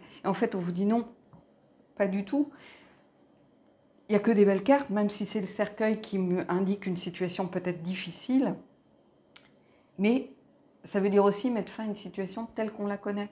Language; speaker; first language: French; native; French